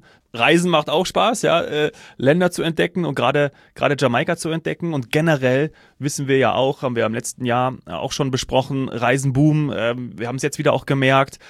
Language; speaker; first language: German; native; German